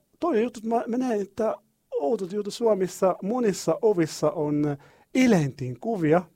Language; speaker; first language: Finnish; non-native, learner; Arabic